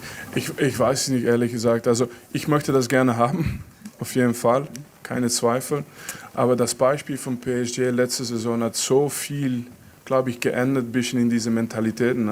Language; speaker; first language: German; non-native, fluent; French